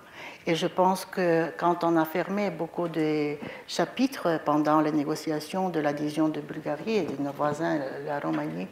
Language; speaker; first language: French; non-native, fluent; Bulgarian